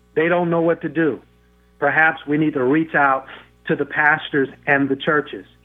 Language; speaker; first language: English; native; English